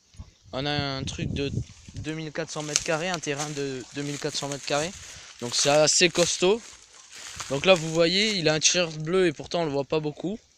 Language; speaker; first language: French; native; French